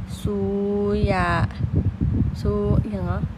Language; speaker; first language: Thai; non-native, local second language; Shan